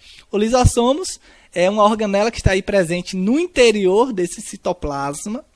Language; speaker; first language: Portuguese; native; Portuguese